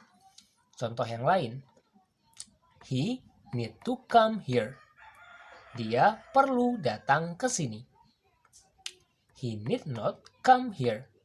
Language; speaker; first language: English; non-native, learner; Indonesian